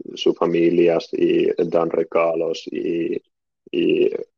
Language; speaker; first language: Spanish; non-native, learner; Finnish